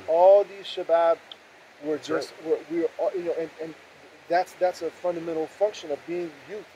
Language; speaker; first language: English; native; English